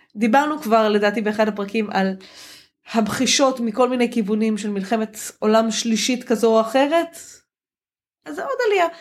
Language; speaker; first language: Hebrew; native; Hebrew